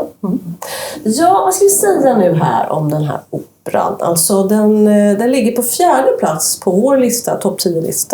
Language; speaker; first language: Swedish; native; Swedish